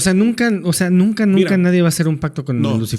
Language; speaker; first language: Spanish; native; Spanish